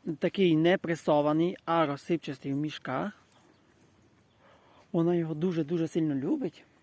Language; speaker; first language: Ukrainian; native; Ukrainian